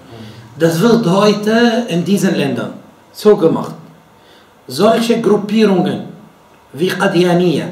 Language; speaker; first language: German; non-native, fluent; Arabic